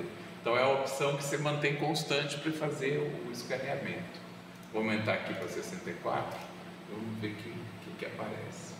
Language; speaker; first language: Portuguese; native; Portuguese